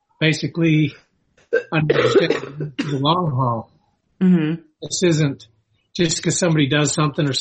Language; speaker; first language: English; native; English